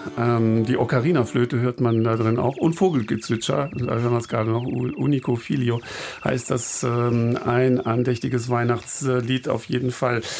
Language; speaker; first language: German; native; German